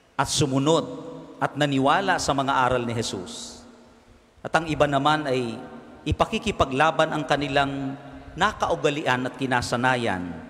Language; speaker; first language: Filipino; native; Filipino